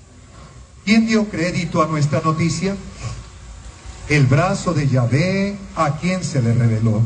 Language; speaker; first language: Spanish; native; Spanish